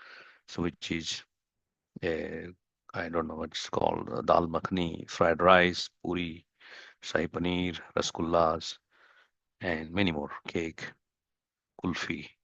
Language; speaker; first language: English; non-native, fluent; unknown